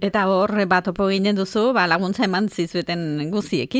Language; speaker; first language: Basque; native; Basque